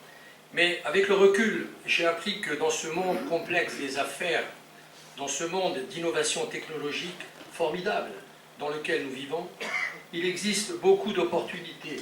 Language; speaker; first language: French; native; French